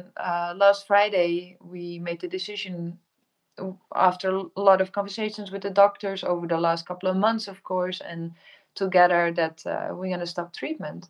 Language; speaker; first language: English; non-native, fluent; Dutch